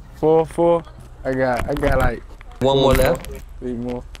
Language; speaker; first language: English; native; English